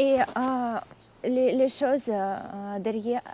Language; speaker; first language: French; non-native, learner; Russian